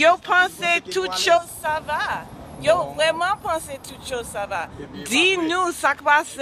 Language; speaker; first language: Haitian Creole; early bilingual, heritage; English